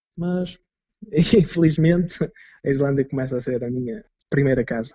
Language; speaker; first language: Portuguese; native; Portuguese